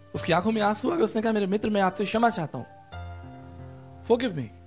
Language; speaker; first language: Hindi; native; Hindi